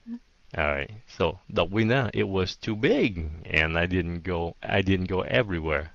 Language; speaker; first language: English; non-native, fluent; Vietnamese